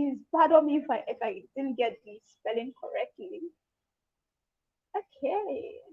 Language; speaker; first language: English; non-native, local second language; Yoruba